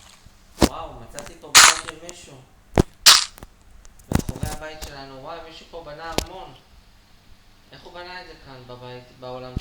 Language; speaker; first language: Hebrew; native; Hebrew